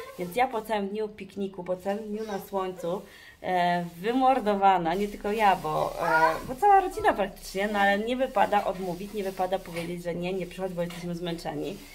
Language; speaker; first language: Polish; early bilingual, heritage; Polish